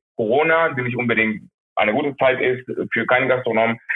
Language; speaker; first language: German; non-native, fluent; Spanish